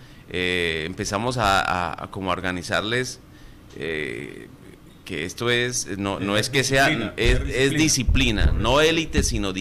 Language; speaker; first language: Spanish; native; Spanish